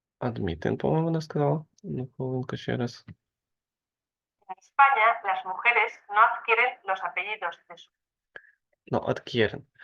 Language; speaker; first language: Spanish; non-native, learner; Ukrainian